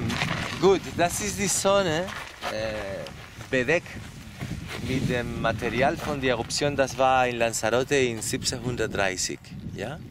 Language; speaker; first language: German; non-native, learner; Spanish